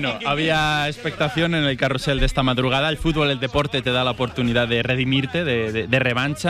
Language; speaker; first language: Spanish; native; Spanish